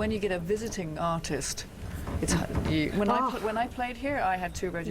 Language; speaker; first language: English; native; English